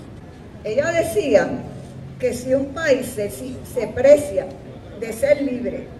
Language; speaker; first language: Spanish; native; Spanish